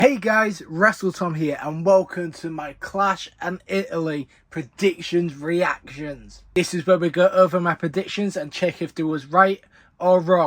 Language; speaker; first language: English; native; English